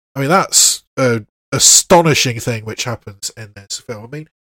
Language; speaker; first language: English; native; English